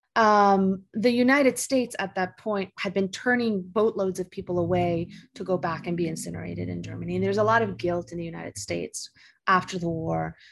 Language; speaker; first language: English; early bilingual, other home language; Spanish